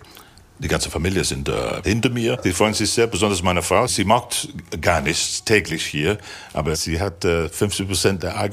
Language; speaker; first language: German; non-native, fluent; English